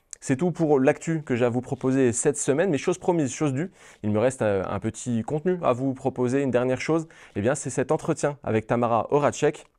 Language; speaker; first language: French; native; French